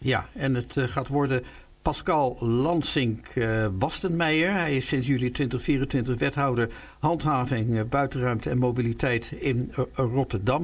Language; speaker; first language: Dutch; native; Dutch